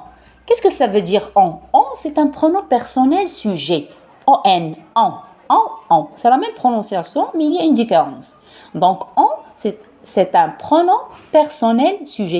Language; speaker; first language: French; non-native, local second language; Arabic